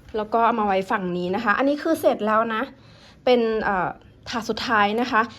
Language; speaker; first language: Thai; native; Thai